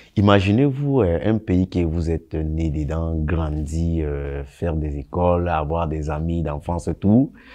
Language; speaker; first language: French; non-native, local second language; Sango